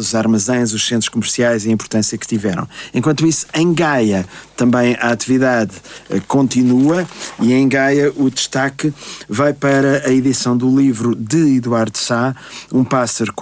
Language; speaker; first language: Portuguese; native; Portuguese